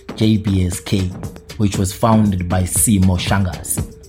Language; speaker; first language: English; non-native, local second language; Zulu